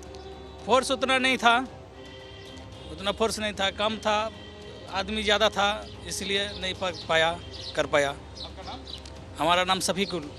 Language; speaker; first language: Hindi; non-native, local second language; Bangla